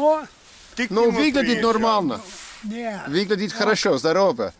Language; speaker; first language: Russian; non-native, learner; English